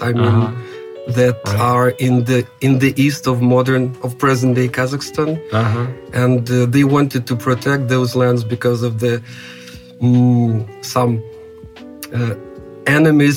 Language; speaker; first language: English; non-native, fluent; Kazakh